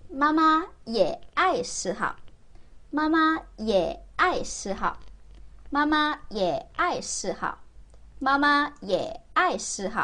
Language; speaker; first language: Chinese; non-native, fluent; Korean